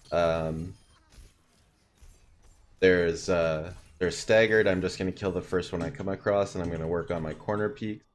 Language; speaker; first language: English; native; English